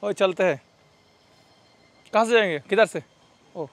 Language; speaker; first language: Hindi; non-native, learner; Bangla